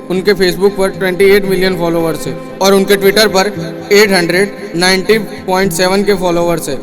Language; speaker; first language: Hindi; native; Hindi